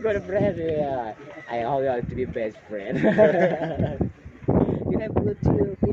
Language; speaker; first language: English; non-native, learner; Achinese